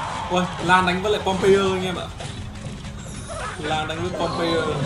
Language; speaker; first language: Vietnamese; native; Vietnamese